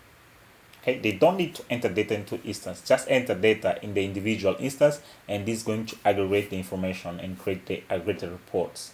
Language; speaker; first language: English; non-native, local second language; Portuguese